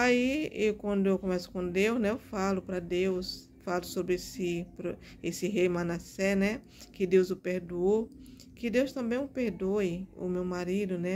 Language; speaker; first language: Portuguese; native; Portuguese